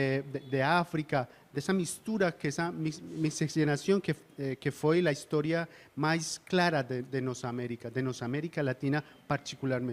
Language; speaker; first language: Portuguese; non-native, learner; Spanish